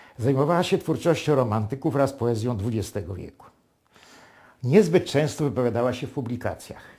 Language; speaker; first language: Polish; native; Polish